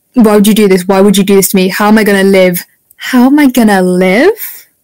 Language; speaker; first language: English; native; English